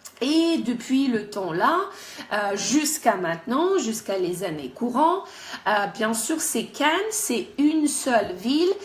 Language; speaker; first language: French; non-native, fluent; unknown